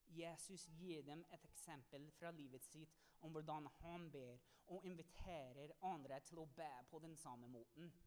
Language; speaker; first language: Norwegian; non-native, fluent; English